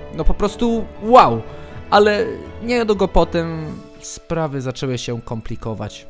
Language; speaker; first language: Polish; early bilingual, heritage; English